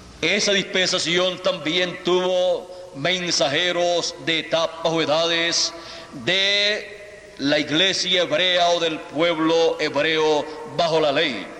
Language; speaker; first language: Spanish; native; Spanish